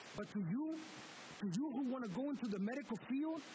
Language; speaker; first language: English; early bilingual, other home language; Spanish